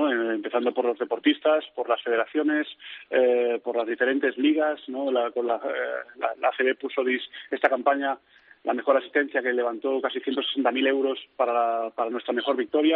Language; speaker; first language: Spanish; native; Spanish